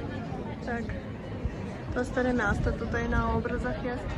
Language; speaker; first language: Polish; non-native, learner; Russian